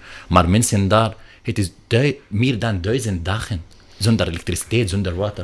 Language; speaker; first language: Dutch; non-native, learner; Arabic